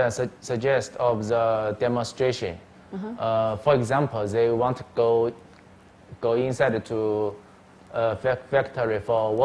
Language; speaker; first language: English; non-native, learner; Chinese